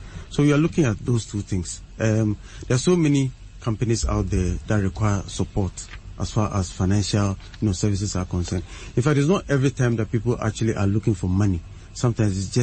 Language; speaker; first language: English; non-native, local second language; Akan